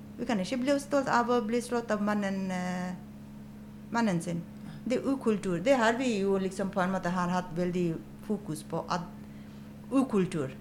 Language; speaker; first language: Norwegian; non-native, fluent; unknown